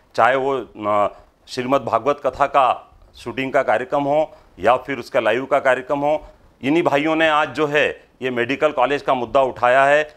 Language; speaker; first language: Hindi; native; Hindi